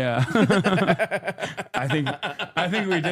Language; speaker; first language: English; native; English